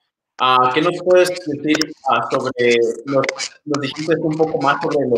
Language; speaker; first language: Spanish; early bilingual, other home language; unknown